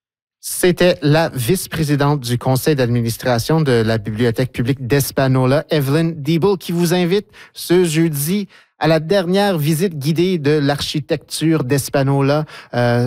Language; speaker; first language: French; native; French